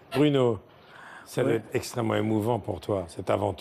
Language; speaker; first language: French; native; French